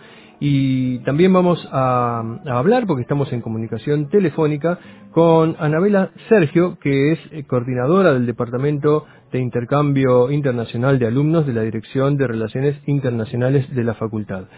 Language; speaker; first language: Spanish; native; Spanish